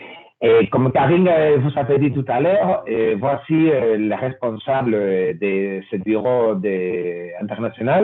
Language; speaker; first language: French; non-native, fluent; Spanish